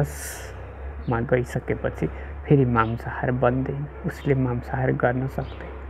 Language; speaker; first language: Nepali; native; Nepali